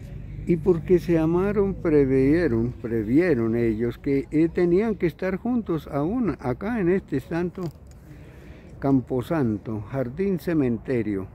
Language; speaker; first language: Spanish; native; Spanish